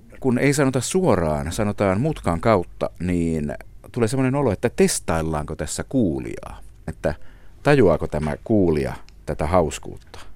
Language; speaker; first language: Finnish; native; Finnish